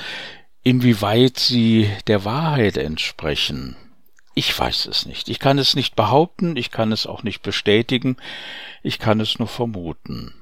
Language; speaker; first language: German; native; German